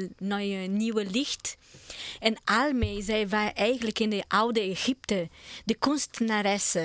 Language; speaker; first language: Dutch; non-native, learner; Portuguese